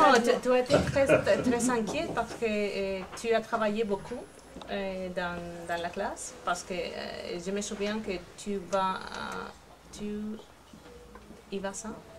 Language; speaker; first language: French; non-native, learner; Spanish